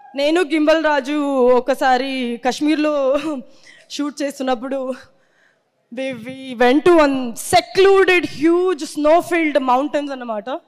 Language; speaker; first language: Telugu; non-native, learner; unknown